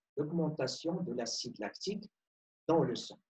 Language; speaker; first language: French; non-native, local second language; Arabic